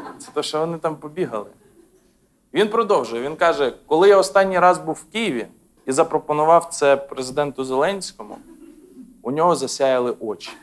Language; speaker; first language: Ukrainian; non-native, local second language; Russian